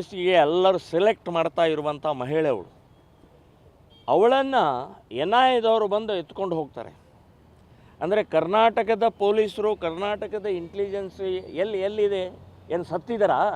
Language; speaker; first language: Kannada; native; Kannada